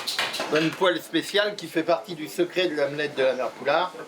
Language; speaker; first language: French; native; French